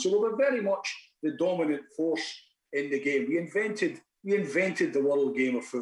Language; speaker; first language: English; native; English